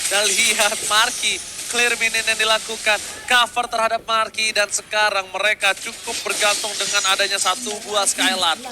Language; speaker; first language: Indonesian; native; Indonesian